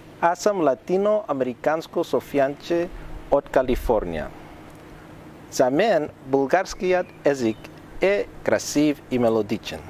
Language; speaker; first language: Bulgarian; non-native, fluent; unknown